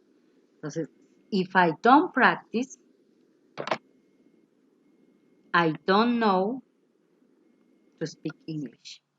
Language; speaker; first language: English; non-native, fluent; Spanish